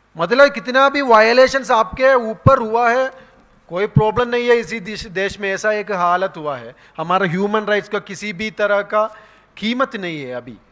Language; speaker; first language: Hindi; non-native, local second language; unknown